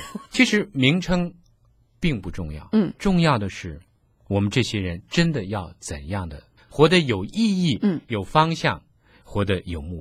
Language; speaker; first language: Chinese; native; Chinese